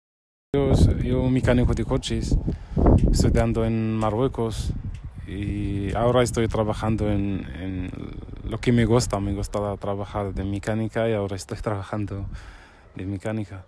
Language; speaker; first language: Spanish; non-native, learner; Arabic